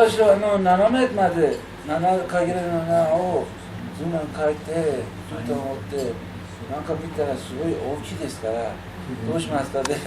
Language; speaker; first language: Japanese; non-native, learner; Persian